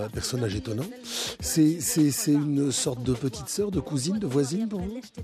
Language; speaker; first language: French; native; French